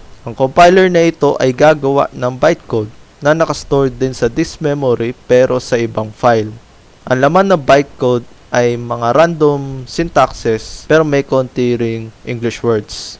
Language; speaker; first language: Filipino; native; Filipino